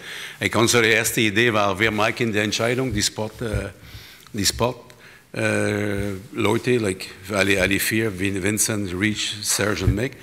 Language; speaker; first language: German; non-native, learner; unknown